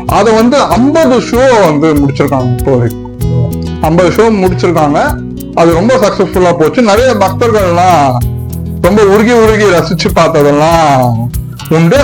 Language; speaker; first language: Tamil; native; Tamil